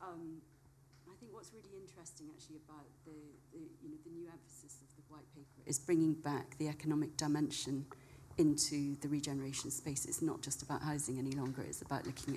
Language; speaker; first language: English; native; English